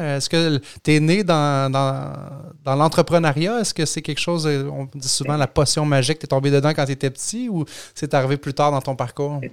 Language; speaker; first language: French; native; French